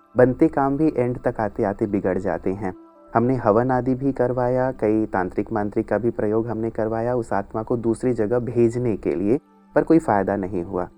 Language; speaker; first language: Hindi; native; Hindi